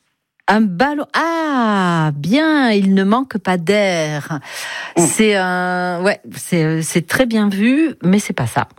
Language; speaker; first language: French; native; French